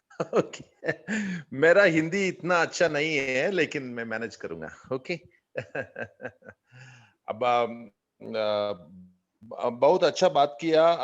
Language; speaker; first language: Hindi; non-native, learner; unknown